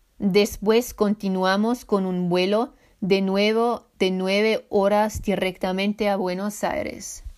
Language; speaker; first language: Spanish; non-native, fluent; Swiss German